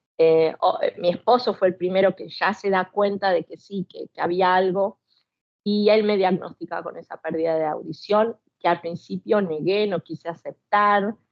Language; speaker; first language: Spanish; native; Spanish